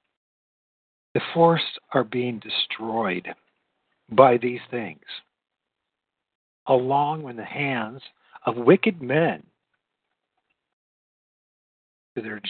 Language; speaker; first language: English; native; English